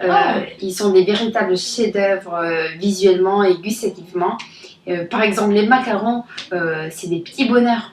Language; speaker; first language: French; non-native, learner; Italian